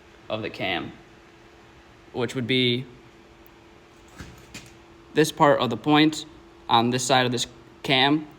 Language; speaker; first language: English; native; English